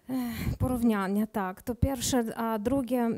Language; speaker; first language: Polish; non-native, learner; Ukrainian